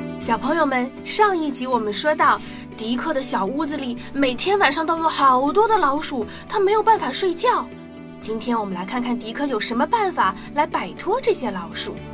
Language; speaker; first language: Chinese; native; Chinese